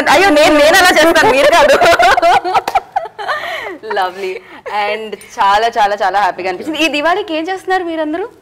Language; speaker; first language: Telugu; native; Telugu